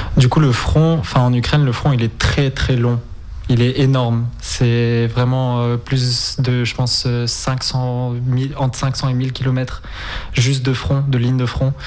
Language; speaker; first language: French; non-native, fluent; Spanish